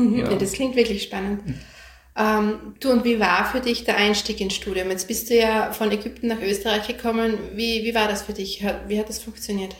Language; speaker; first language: German; native; German